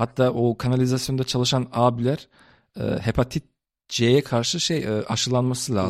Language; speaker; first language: Turkish; early bilingual, heritage; Turkish